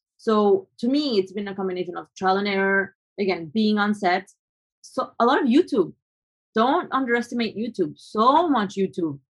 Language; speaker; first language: English; non-native, fluent; Spanish